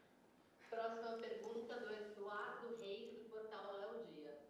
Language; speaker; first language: Portuguese; native; Portuguese